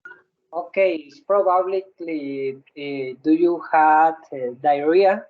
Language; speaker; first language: English; non-native, learner; Spanish